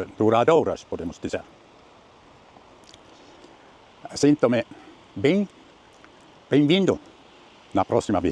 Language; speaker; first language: Portuguese; non-native, learner; Finnish